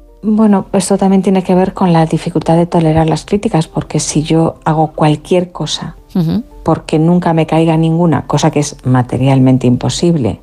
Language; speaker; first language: Spanish; native; Spanish